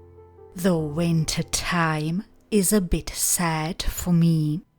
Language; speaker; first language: English; non-native, fluent; Czech